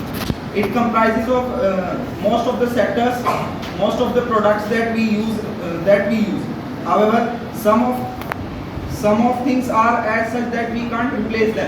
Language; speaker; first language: English; non-native, local second language; Hindi